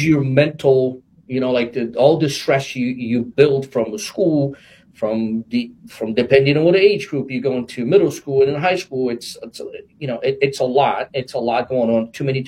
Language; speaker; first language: English; non-native, fluent; Portuguese